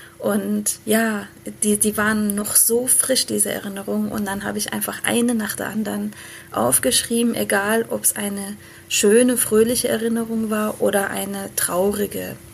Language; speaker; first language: German; early bilingual, other home language; Persian